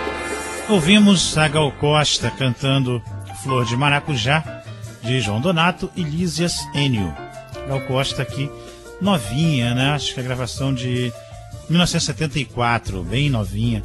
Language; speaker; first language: Portuguese; native; Portuguese